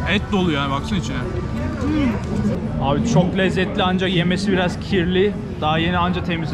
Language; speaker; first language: Turkish; native; Turkish